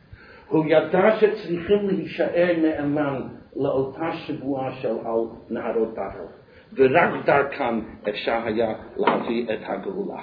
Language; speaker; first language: Hebrew; non-native, fluent; English